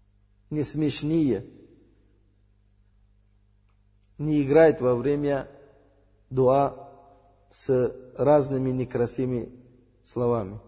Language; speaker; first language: Russian; non-native, learner; Uzbek